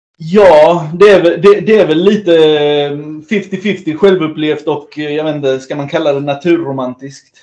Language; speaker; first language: Swedish; early bilingual, other home language; Spanish